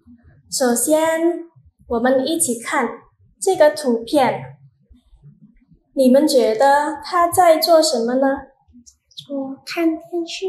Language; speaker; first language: Chinese; non-native, fluent; Indonesian